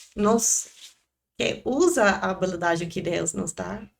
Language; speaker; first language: Portuguese; non-native, learner; English